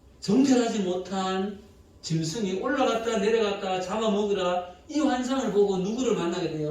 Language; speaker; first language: Korean; native; Korean